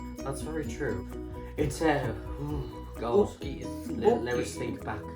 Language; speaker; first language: English; native; English